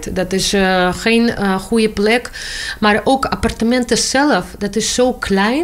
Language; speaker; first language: Dutch; non-native, learner; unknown